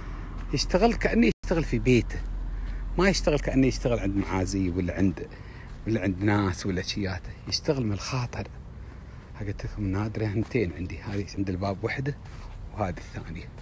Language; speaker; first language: Arabic; native; Arabic